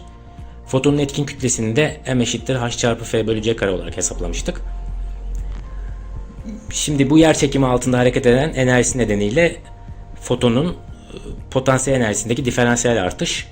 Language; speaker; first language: Turkish; native; Turkish